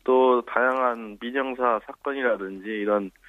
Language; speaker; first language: Korean; native; Korean